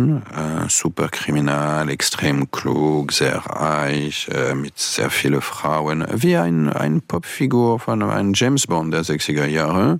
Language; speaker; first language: German; non-native, fluent; French